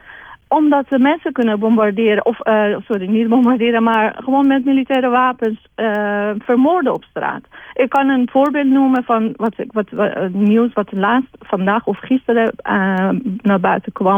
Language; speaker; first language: Dutch; non-native, fluent; Persian